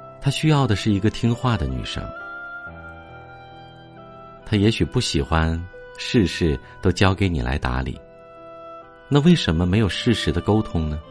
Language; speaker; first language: Chinese; native; Chinese